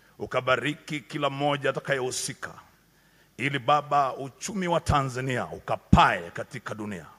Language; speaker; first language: Swahili; native; Swahili